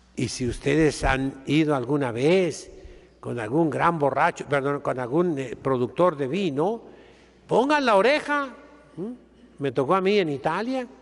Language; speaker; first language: Spanish; native; Spanish